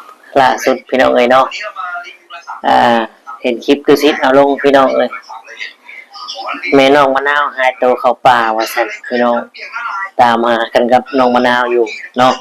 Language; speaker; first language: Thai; non-native, local second language; Lao